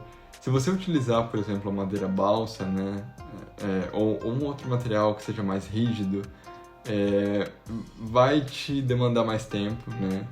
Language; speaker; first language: Portuguese; native; Portuguese